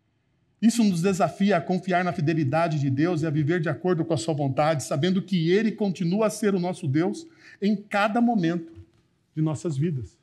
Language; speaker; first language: Portuguese; native; Portuguese